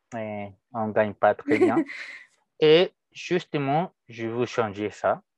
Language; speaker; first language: French; non-native, fluent; Spanish